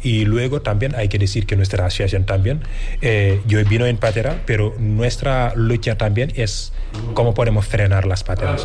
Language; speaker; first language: Spanish; non-native, fluent; Wolof